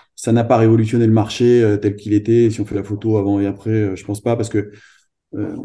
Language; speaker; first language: French; native; French